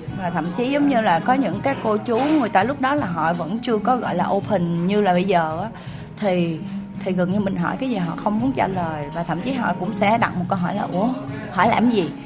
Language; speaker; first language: Vietnamese; non-native, local second language; Cantonese